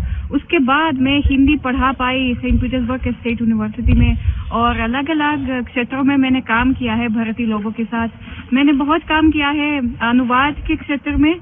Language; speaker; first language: Hindi; non-native, fluent; Russian